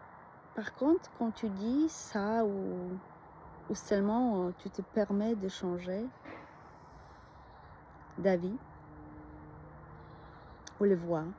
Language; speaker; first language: French; non-native, fluent; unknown